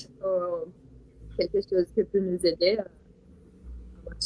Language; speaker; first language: French; non-native, learner; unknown